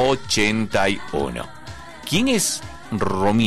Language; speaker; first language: Spanish; native; Spanish